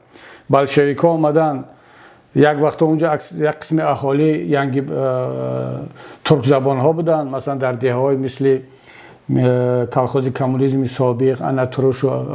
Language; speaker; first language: Persian; native; Persian